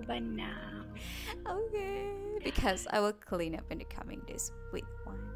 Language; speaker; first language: English; non-native, local second language; Filipino